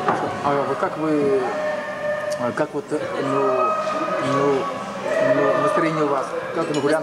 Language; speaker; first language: Russian; native; Russian